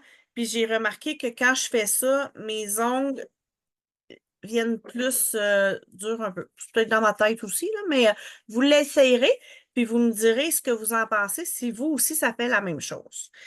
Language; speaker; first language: French; native; French